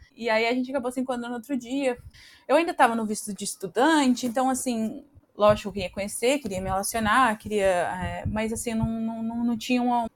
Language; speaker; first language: Portuguese; native; Portuguese